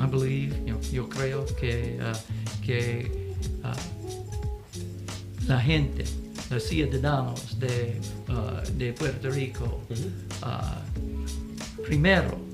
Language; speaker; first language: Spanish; non-native, learner; English